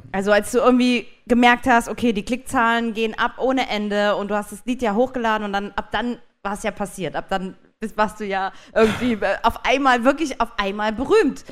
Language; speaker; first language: German; native; German